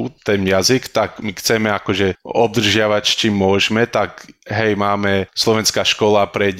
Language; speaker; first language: Slovak; early bilingual, heritage; Slovak